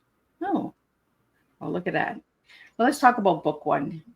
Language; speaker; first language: English; native; English